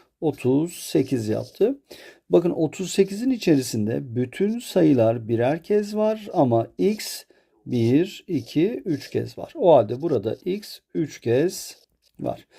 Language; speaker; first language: Turkish; native; Turkish